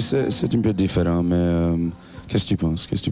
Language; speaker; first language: French; non-native, learner; English